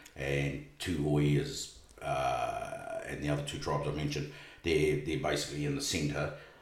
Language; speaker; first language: English; native; English